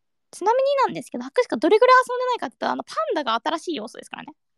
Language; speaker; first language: Japanese; early bilingual, heritage; Japanese